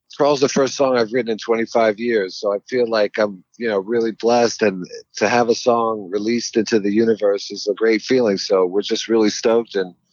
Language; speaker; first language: English; native; English